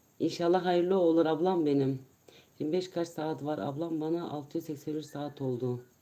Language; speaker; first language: Turkish; native; Turkish